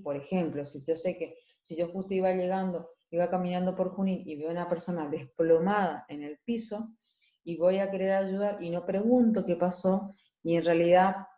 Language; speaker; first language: Spanish; native; Spanish